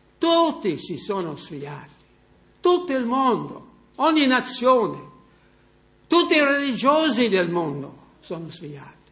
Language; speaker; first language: Italian; non-native, fluent; English